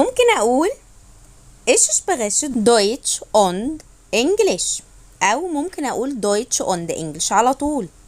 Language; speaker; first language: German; non-native, fluent; Arabic